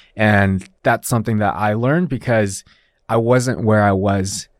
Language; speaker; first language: English; early bilingual, other home language; Chinese